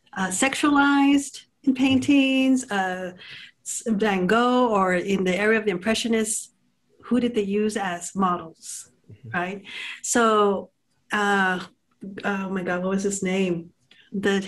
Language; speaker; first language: English; native; English